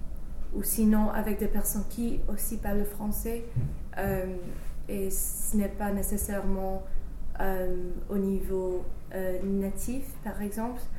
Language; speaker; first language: French; non-native, fluent; English